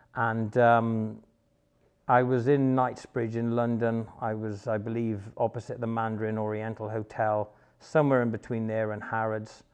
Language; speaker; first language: English; native; English